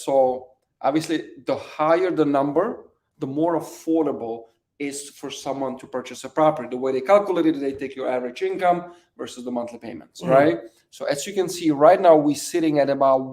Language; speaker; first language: English; native; English